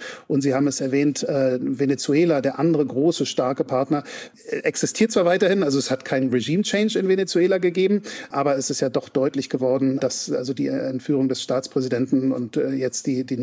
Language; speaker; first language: German; native; German